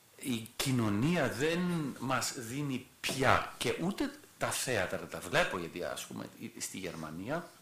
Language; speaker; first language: Greek; non-native, fluent; German